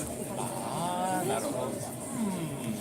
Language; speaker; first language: Japanese; non-native, learner; English